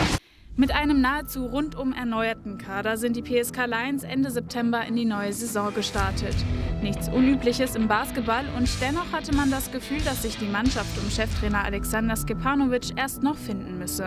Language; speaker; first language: German; native; German